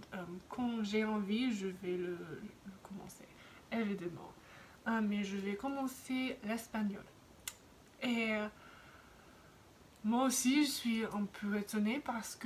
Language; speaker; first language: French; non-native, fluent; English